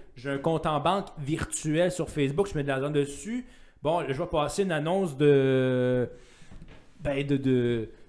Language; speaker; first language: French; native; French